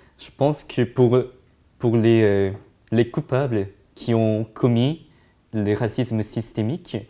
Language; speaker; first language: French; early bilingual, other home language; Korean